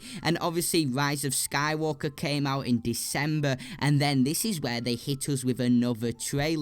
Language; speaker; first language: English; native; English